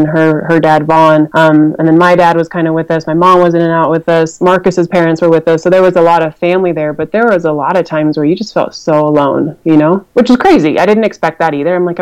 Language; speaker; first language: English; native; English